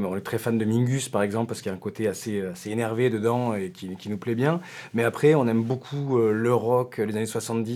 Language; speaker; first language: French; native; French